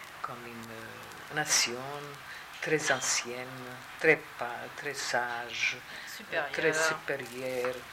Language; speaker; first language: French; non-native, fluent; Serbian